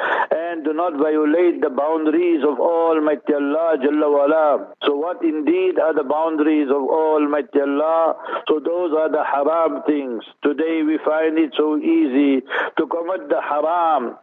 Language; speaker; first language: English; early bilingual, other home language; Urdu